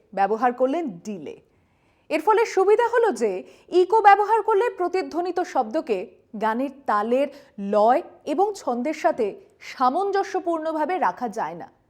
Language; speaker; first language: Bangla; native; Bangla